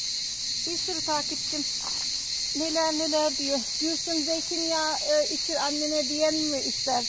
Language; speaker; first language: Turkish; native; Turkish